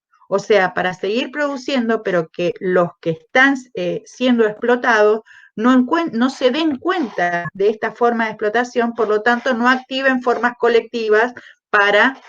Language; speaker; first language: Spanish; native; Spanish